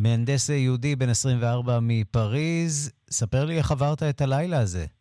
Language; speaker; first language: Hebrew; native; Hebrew